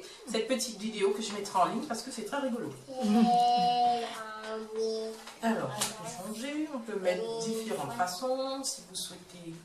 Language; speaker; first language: French; native; French